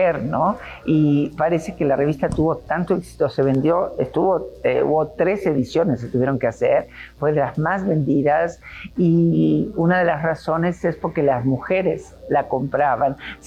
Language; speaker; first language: Spanish; native; Spanish